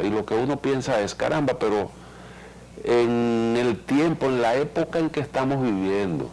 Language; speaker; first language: Spanish; native; Spanish